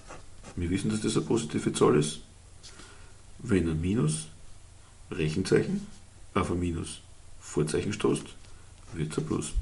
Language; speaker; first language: German; native; German